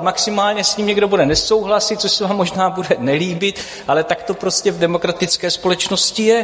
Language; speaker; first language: Czech; native; Czech